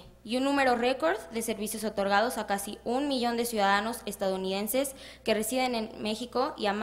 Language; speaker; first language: Spanish; native; Spanish